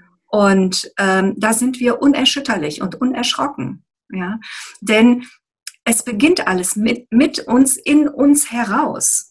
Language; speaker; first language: German; native; German